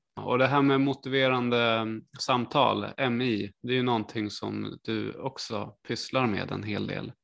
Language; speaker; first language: Swedish; native; Swedish